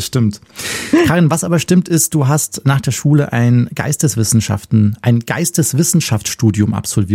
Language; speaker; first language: German; native; German